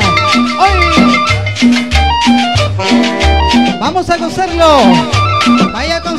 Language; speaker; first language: Spanish; native; Spanish